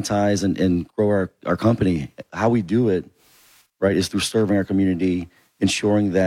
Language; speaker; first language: English; native; English